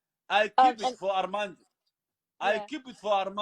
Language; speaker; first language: English; non-native, learner; Somali